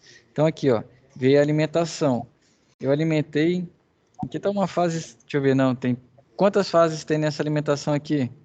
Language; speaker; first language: Portuguese; native; Portuguese